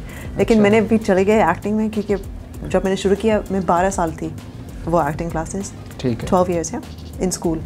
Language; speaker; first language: Hindi; early bilingual, heritage; Urdu